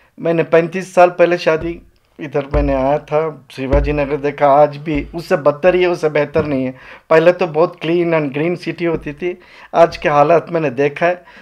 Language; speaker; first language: Hindi; non-native, local second language; Urdu